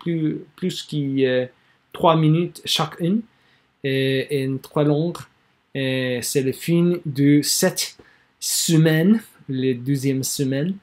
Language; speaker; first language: French; non-native, learner; English